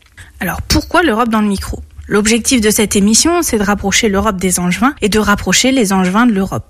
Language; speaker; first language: French; native; French